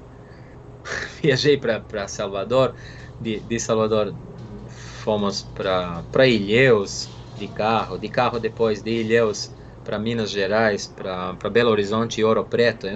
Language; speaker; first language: Portuguese; non-native, fluent; Serbian